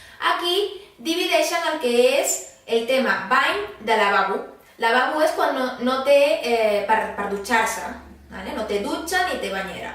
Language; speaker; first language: Catalan; non-native, fluent; Spanish